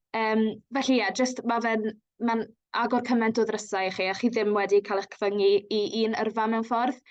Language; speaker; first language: Welsh; native; Welsh